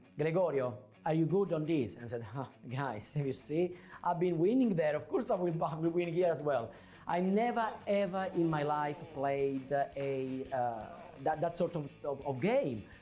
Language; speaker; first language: English; non-native, fluent; Italian